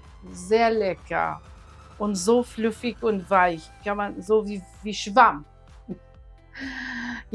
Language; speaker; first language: German; non-native, learner; Aramaic